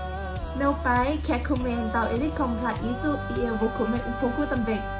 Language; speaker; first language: Portuguese; non-native, learner; Thai